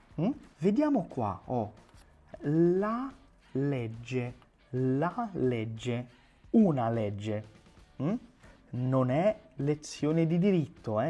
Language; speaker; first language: Italian; non-native, fluent; Portuguese